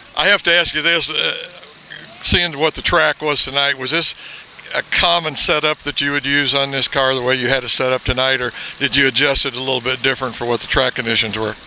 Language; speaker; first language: English; native; English